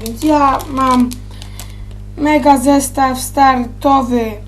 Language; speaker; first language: Polish; native; Polish